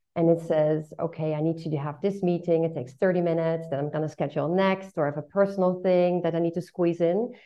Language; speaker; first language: English; non-native, fluent; Dutch